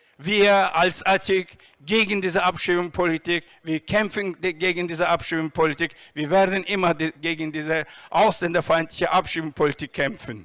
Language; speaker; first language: German; non-native, fluent; Turkish